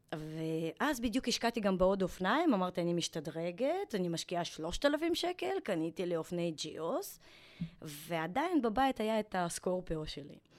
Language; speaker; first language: Hebrew; non-native, fluent; Russian